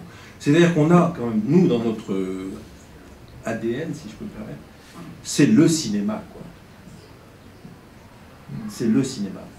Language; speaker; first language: French; native; French